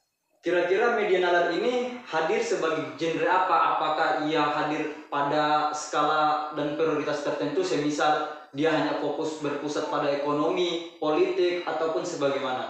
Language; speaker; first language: Indonesian; native; Indonesian